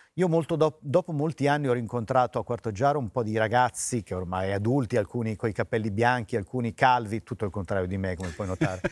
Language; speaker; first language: Italian; native; Italian